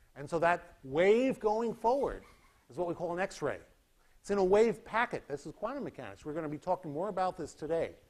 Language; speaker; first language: English; native; English